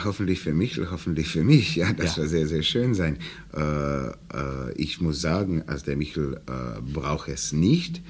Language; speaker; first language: German; non-native, learner; English